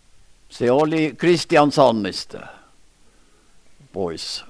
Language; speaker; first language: Finnish; early bilingual, heritage; Finnish